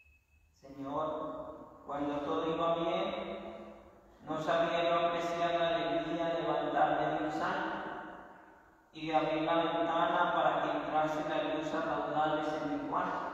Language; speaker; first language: Spanish; native; Spanish